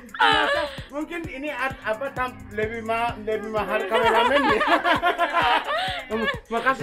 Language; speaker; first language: Indonesian; non-native, fluent; Japanese